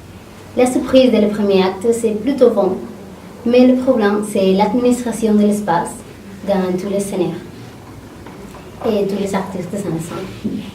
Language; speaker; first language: French; non-native, learner; Spanish